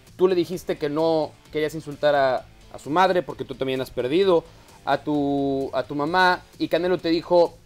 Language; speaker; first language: Spanish; native; Spanish